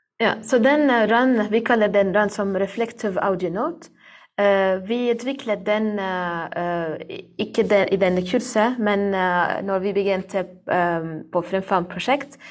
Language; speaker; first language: Norwegian; non-native, learner; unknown